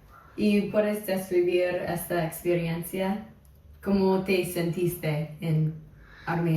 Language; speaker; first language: Spanish; non-native, fluent; English